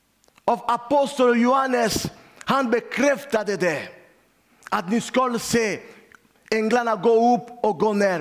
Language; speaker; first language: Swedish; non-native, learner; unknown